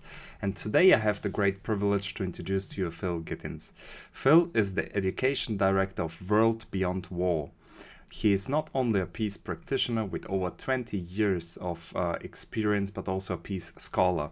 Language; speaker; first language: English; non-native, fluent; German